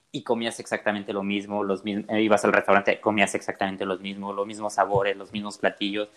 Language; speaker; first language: Spanish; native; Spanish